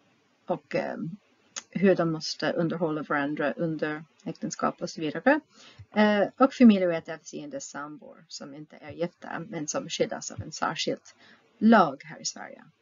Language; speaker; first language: Swedish; non-native, fluent; English